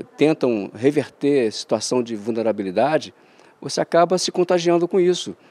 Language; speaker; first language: Portuguese; native; Portuguese